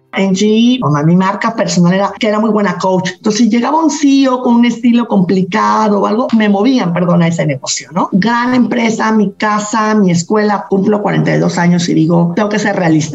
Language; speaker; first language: Spanish; native; Spanish